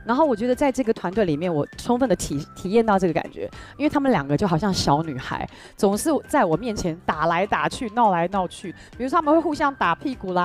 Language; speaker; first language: Chinese; native; Chinese